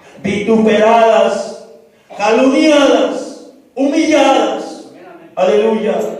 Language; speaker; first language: Spanish; native; Spanish